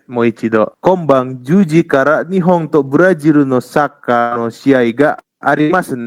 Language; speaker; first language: Japanese; non-native, fluent; Indonesian